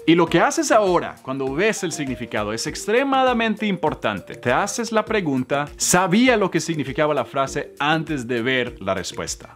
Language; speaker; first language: Spanish; non-native, fluent; Swedish